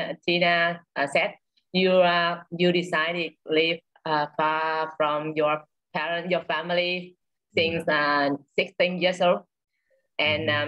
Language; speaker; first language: English; non-native, learner; Vietnamese